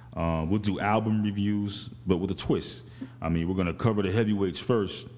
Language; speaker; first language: English; native; English